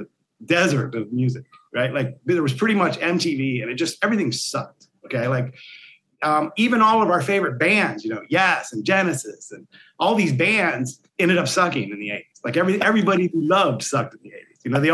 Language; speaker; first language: English; native; English